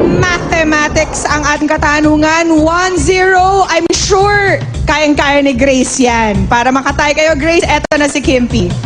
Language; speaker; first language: Filipino; native; Filipino